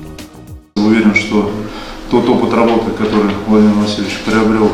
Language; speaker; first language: Russian; native; Russian